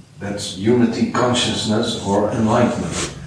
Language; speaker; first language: English; non-native, fluent; Dutch